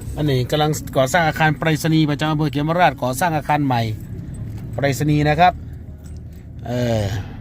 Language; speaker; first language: Thai; native; Thai